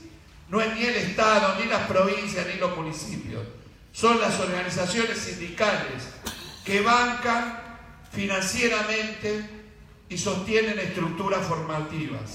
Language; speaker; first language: Spanish; native; Spanish